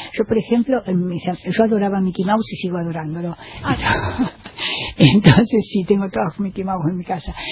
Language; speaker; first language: Spanish; native; Spanish